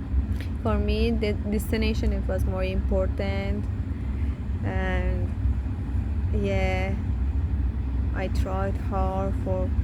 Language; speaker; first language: English; non-native, learner; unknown